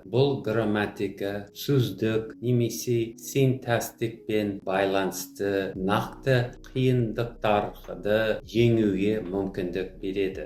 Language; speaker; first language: Kazakh; non-native, fluent; English